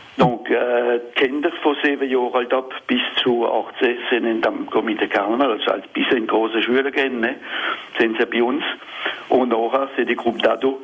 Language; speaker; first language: German; non-native, local second language; French